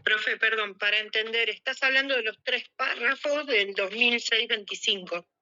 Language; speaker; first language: Spanish; native; Spanish